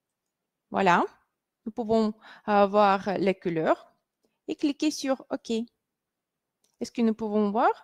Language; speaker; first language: French; non-native, fluent; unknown